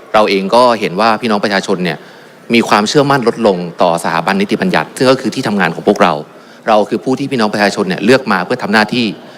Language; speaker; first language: Thai; native; Thai